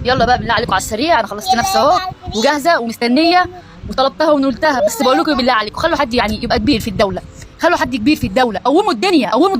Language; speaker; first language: Arabic; native; Arabic